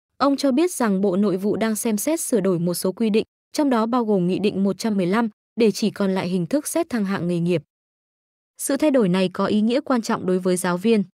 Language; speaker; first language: Vietnamese; native; Vietnamese